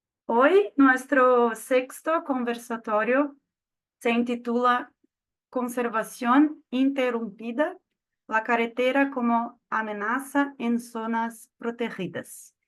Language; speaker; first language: Spanish; non-native, fluent; Portuguese